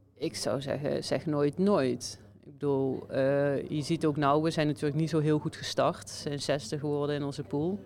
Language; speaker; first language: Dutch; native; Dutch